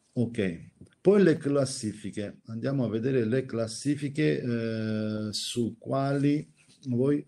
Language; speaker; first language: Italian; non-native, fluent; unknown